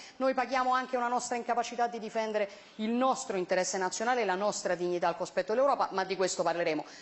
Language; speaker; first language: Italian; native; Italian